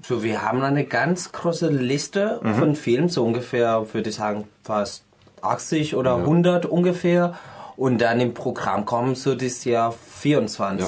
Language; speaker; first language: German; non-native, fluent; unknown